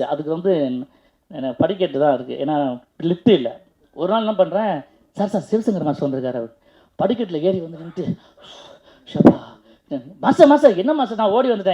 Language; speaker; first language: Tamil; native; Tamil